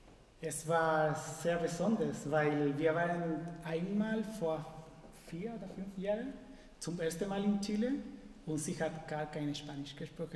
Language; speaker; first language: German; non-native, fluent; Spanish